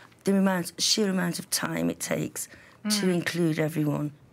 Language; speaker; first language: English; native; English